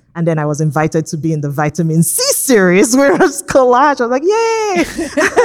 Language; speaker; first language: English; non-native, local second language; Igbo